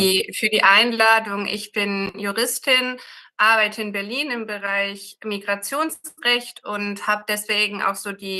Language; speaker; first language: German; native; German